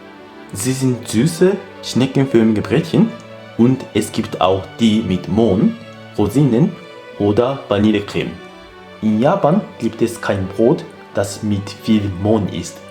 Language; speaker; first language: German; non-native, fluent; Japanese